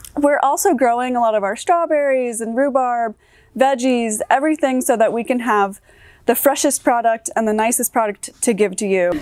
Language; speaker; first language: English; native; English